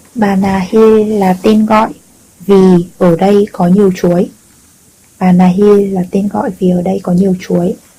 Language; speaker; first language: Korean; native; Korean